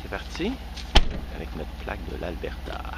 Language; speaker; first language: French; native; French